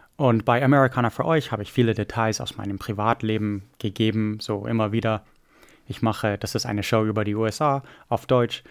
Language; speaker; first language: German; non-native, fluent; English